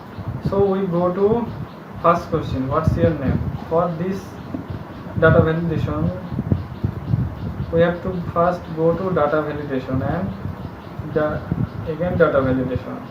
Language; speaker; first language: English; non-native, local second language; Bangla